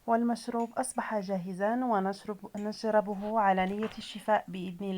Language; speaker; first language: Arabic; native; Arabic